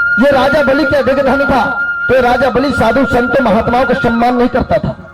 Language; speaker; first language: Hindi; native; Hindi